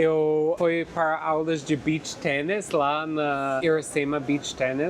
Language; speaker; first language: Portuguese; non-native, fluent; English